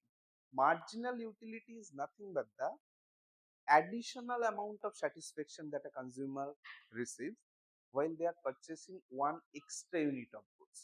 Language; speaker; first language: English; non-native, local second language; Bangla